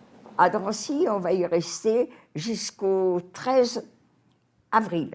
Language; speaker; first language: French; native; French